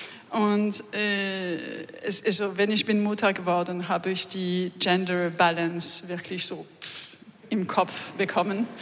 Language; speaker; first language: German; non-native, learner; French